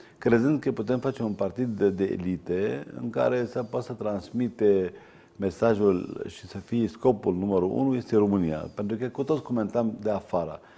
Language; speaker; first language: Romanian; non-native, fluent; Arabic